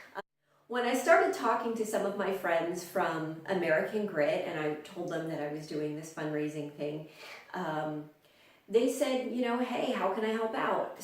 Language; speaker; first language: English; native; English